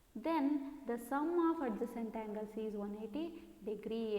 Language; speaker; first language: English; non-native, local second language; Kannada